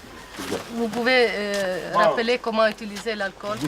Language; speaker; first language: French; non-native, fluent; Italian